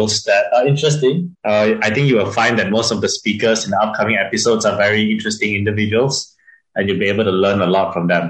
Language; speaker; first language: English; non-native, local second language; Chinese